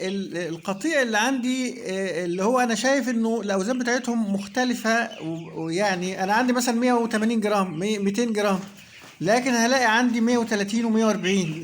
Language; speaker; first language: Arabic; native; Arabic